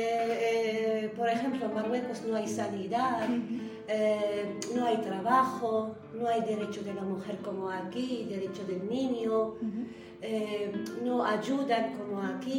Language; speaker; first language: Spanish; non-native, learner; Arabic